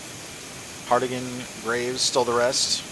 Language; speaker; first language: English; native; English